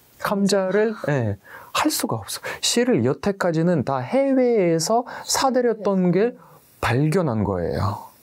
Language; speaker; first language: Korean; non-native, fluent; Russian